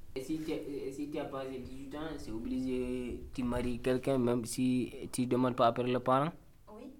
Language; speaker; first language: French; non-native, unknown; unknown